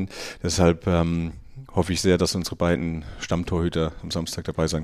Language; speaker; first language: German; native; German